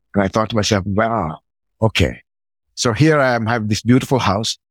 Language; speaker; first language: English; non-native, local second language; Sinhala